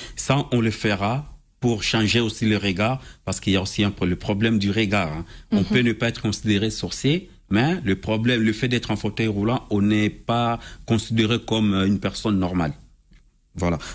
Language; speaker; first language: French; non-native, local second language; Lingala